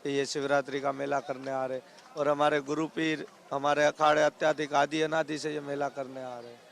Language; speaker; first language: Hindi; non-native, local second language; Gujarati